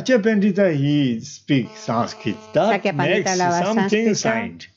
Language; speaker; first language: English; non-native, learner; Tibetan